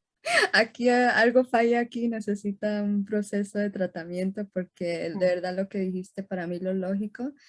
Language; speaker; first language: Spanish; early bilingual, heritage; Spanish